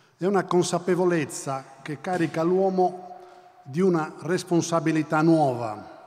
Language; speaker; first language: Italian; native; Italian